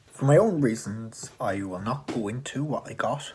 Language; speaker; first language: English; native; English